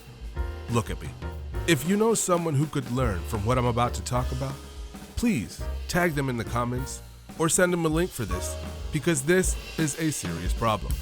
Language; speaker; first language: English; native; English